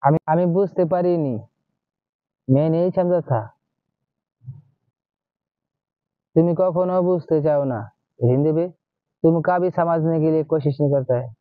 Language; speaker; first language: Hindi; non-native, learner; Bangla